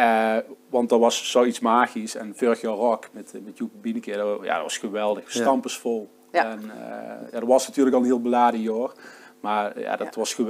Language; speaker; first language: Dutch; native; Dutch